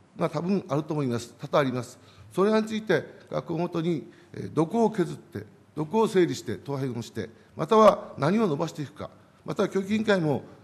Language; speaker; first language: Japanese; native; Japanese